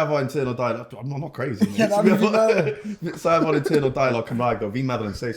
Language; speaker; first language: Welsh; native; Welsh